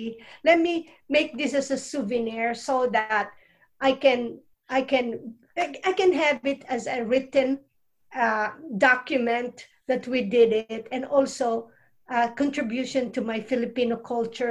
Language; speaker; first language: English; non-native, local second language; Bikol